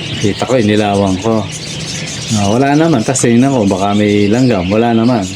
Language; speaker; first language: Filipino; native; Filipino